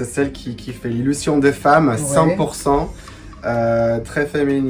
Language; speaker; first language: French; non-native, fluent; Spanish